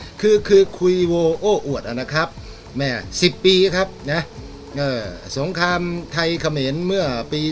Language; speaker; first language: Thai; native; Thai